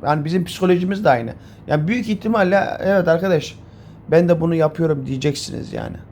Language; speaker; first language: Turkish; native; Turkish